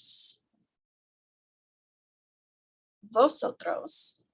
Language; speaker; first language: Spanish; non-native, fluent; English